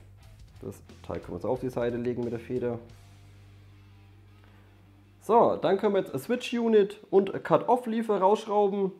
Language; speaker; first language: German; native; German